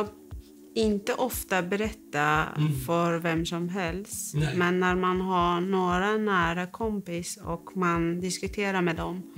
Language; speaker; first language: Swedish; non-native, fluent; Persian